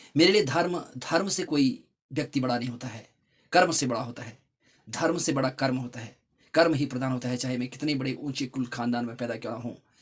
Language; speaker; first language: Hindi; native; Hindi